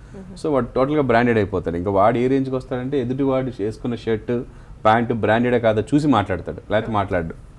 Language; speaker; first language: Telugu; native; Telugu